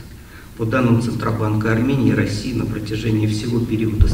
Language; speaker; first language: Russian; native; Russian